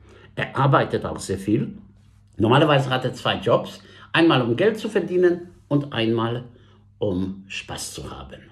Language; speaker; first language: German; non-native, fluent; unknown